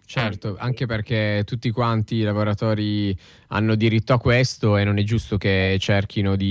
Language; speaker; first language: Italian; native; Italian